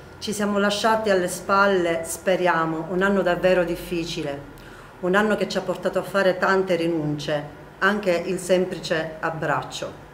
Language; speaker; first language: Italian; native; Italian